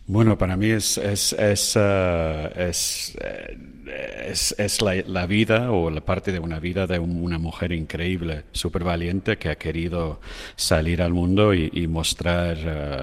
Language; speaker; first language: Spanish; non-native, fluent; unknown